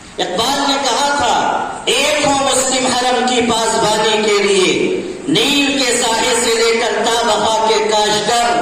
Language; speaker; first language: Urdu; native; Urdu